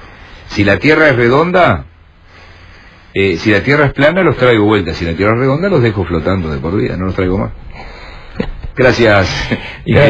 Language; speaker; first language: Spanish; native; Spanish